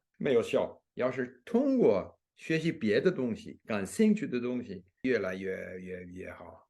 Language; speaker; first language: Chinese; non-native, fluent; English